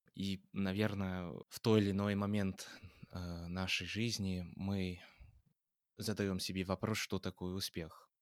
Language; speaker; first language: Russian; non-native, fluent; English